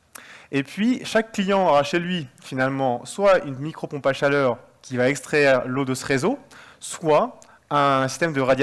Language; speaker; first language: French; native; French